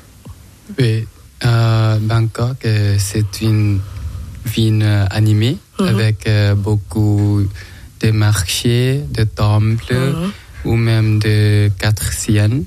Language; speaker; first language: French; non-native, learner; Thai